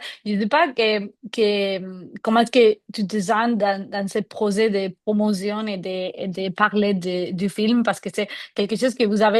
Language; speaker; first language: French; non-native, fluent; Spanish